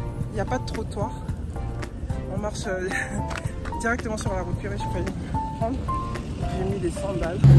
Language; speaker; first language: French; native; French